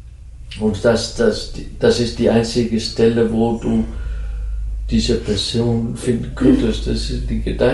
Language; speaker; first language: German; non-native, fluent; Dutch